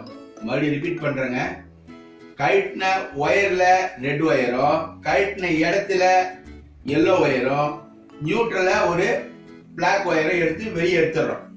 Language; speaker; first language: Tamil; native; Tamil